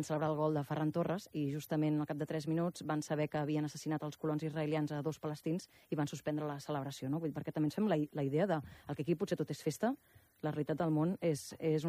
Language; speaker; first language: Catalan; native; Catalan